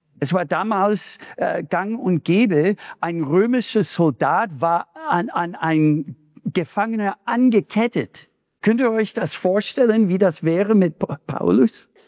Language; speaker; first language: German; non-native, fluent; English